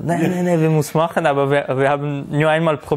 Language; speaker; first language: German; non-native, learner; Armenian